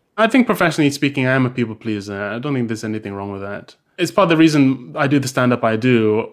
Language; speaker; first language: English; native; English